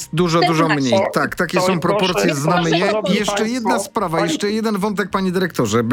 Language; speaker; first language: Polish; native; Polish